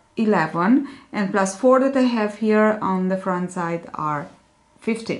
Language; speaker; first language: English; non-native, fluent; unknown